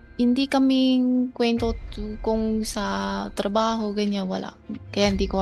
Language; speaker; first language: Filipino; non-native, learner; Chinese